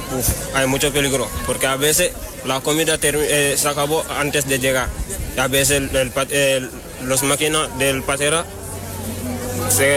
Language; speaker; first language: Spanish; non-native, learner; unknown